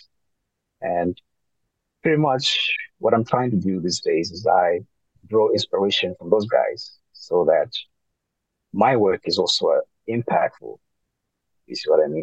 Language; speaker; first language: English; non-native, local second language; Tumbuka